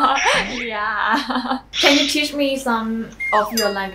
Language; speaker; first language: English; non-native, fluent; Thai